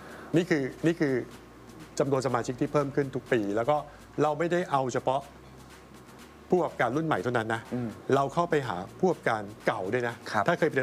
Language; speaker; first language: Thai; native; Thai